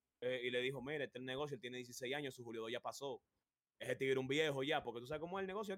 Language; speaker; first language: Spanish; native; Spanish